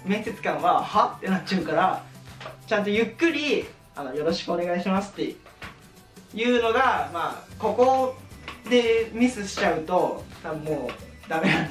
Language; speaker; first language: Japanese; native; Japanese